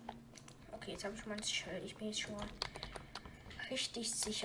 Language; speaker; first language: German; native; German